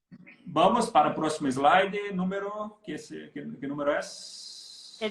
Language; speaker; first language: Spanish; non-native, learner; Portuguese